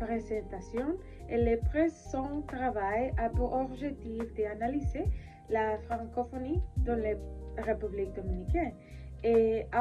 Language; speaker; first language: French; non-native, learner; Spanish